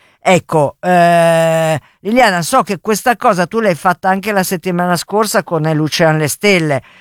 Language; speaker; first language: Italian; native; Italian